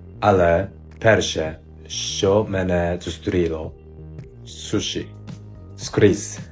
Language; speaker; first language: Ukrainian; non-native, fluent; Japanese